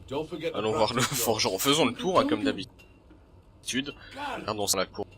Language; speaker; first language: French; native; French